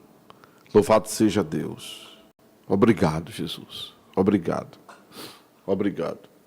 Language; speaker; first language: Portuguese; native; Portuguese